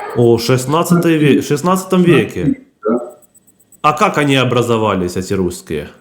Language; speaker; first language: Russian; native; Russian